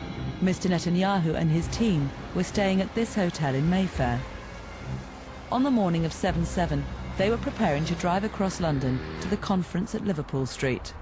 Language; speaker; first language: English; native; English